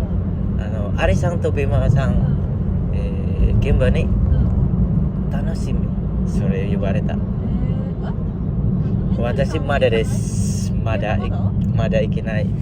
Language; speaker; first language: Japanese; non-native, learner; Indonesian